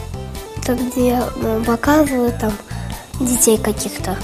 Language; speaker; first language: Russian; native; Russian